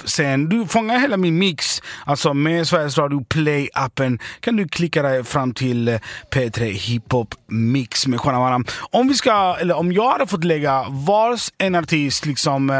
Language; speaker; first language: Swedish; native; Swedish